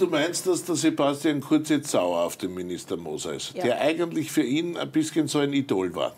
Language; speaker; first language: German; native; German